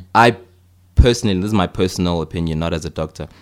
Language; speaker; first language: English; native; English